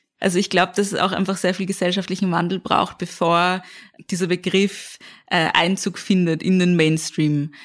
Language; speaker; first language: German; native; German